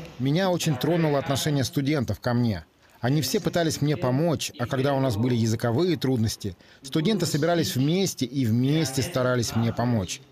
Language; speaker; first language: Russian; non-native, fluent; Swahili